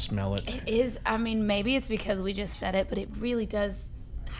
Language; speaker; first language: English; native; English